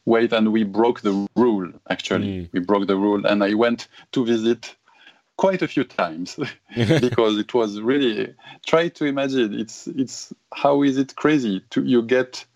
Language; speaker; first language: English; non-native, fluent; French